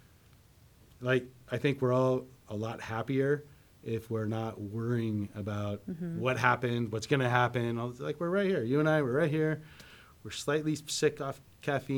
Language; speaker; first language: English; native; English